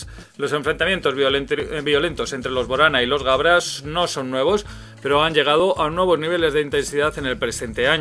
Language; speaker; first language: Spanish; native; Spanish